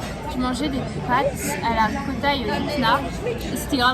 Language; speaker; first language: French; native; French